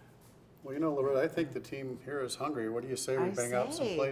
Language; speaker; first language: English; native; English